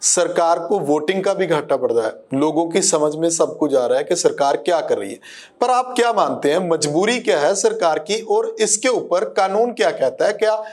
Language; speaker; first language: Hindi; non-native, local second language; Punjabi